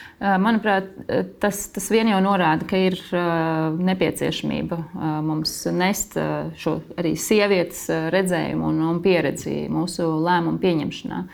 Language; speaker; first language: Latvian; native; Latvian